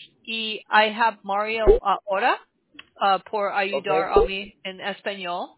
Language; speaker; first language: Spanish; non-native, learner; English